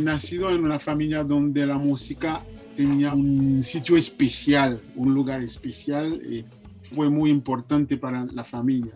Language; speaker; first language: Spanish; non-native, fluent; Haitian Creole